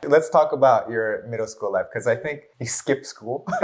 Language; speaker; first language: English; native; English